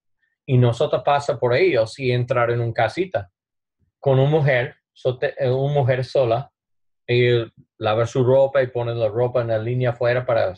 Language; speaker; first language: Spanish; non-native, learner; English